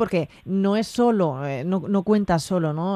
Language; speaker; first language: Spanish; native; Spanish